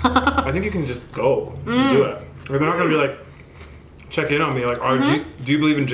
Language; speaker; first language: English; native; English